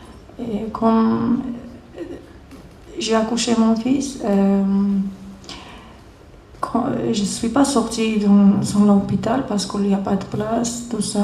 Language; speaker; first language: French; non-native, learner; Georgian